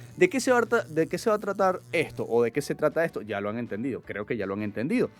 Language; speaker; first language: Spanish; native; Spanish